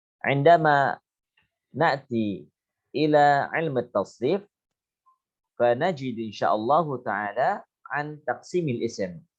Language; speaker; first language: Arabic; non-native, fluent; Indonesian